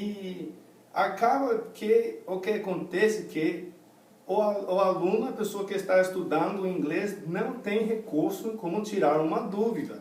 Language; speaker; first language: Portuguese; non-native, fluent; English